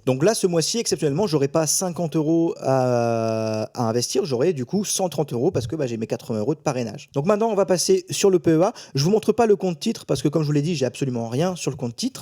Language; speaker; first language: French; native; French